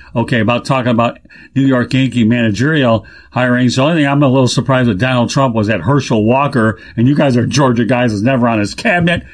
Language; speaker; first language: English; native; English